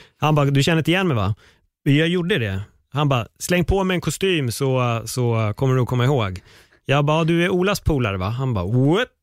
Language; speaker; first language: Swedish; native; Swedish